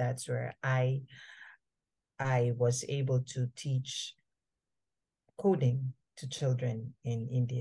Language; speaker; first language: English; non-native, local second language; Filipino